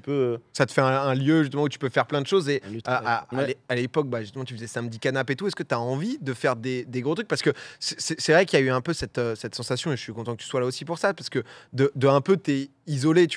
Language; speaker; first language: French; native; French